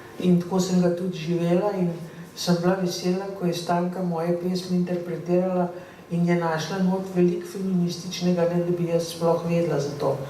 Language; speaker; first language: Slovenian; native; Slovenian